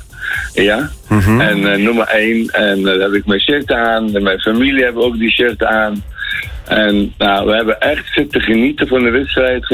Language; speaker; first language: Dutch; non-native, learner; Arabic